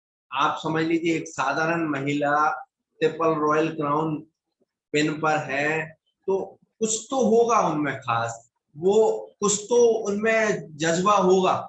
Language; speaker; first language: Hindi; native; Hindi